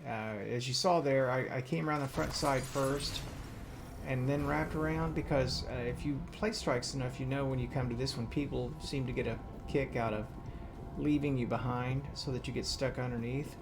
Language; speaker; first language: English; native; English